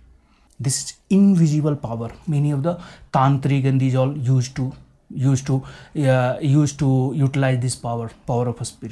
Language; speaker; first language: English; non-native, local second language; Hindi